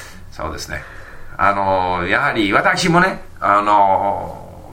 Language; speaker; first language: Japanese; native; Japanese